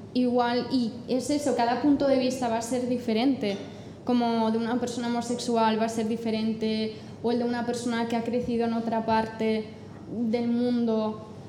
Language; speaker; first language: Spanish; non-native, fluent; English